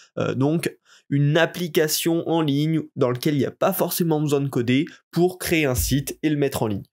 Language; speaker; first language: French; native; French